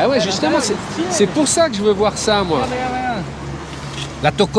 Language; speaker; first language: French; native; French